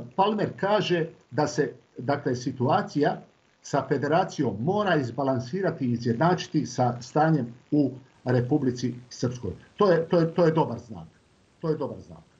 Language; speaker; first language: Croatian; native; Croatian